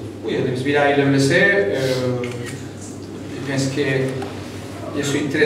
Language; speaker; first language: French; non-native, fluent; Spanish